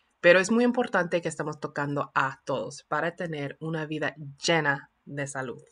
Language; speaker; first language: Spanish; non-native, fluent; English